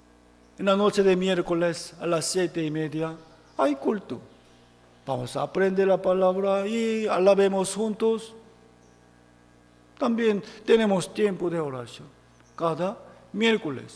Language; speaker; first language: Spanish; non-native, fluent; Korean